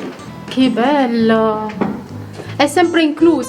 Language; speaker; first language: Italian; non-native, learner; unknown